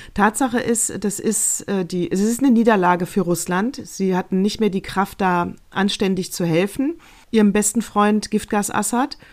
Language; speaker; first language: German; native; German